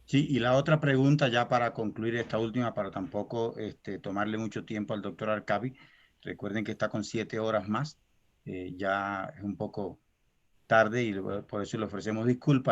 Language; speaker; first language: Spanish; native; Spanish